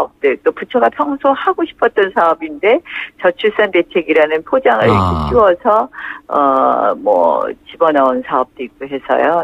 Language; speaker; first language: Korean; native; Korean